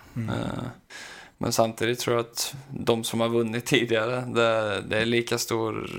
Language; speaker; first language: Swedish; native; Swedish